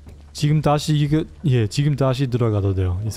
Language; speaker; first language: Korean; non-native, learner; German